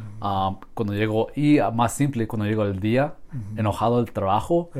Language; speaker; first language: Spanish; non-native, learner; English